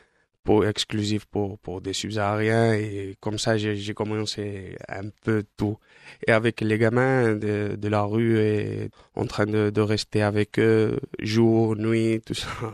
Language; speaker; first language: French; non-native, fluent; Spanish